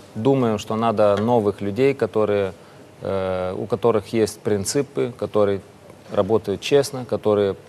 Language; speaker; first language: Russian; non-native, local second language; Romanian